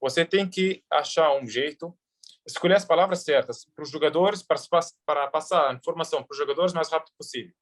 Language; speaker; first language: Portuguese; early bilingual, heritage; Arabic